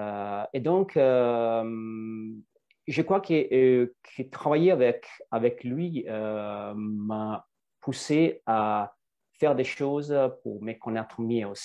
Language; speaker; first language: French; non-native, fluent; Italian